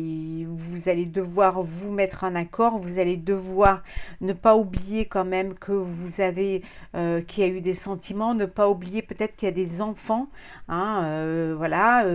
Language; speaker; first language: French; native; French